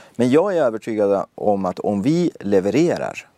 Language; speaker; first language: Swedish; early bilingual, other home language; Persian